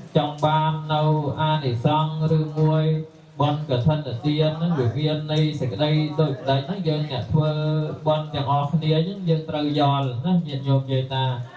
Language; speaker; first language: Khmer; native; Khmer